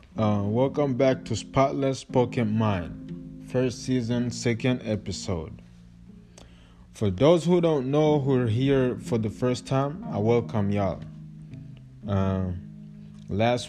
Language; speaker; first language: English; non-native, local second language; Kinyarwanda